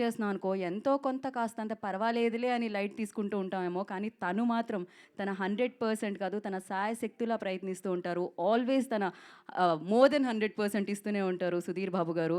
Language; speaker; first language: Telugu; native; Telugu